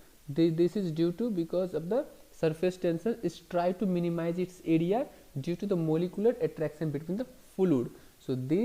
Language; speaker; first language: English; non-native, local second language; Hindi